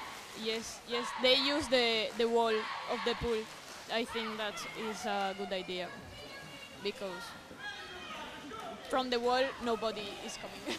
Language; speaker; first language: English; non-native, learner; Spanish